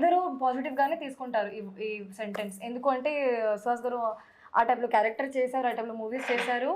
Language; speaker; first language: Telugu; non-native, fluent; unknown